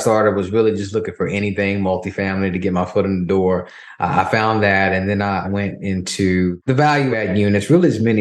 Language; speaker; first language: English; native; English